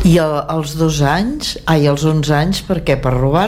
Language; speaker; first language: Catalan; native; Catalan